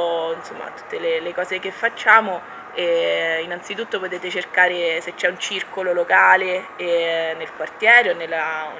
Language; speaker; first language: Italian; native; Italian